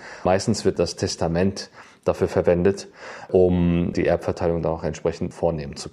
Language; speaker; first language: German; native; German